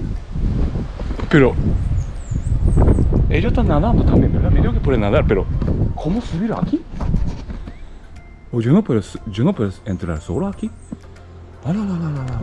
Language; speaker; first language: Spanish; non-native, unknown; Japanese